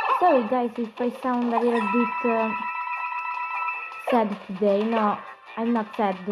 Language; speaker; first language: English; non-native, learner; Italian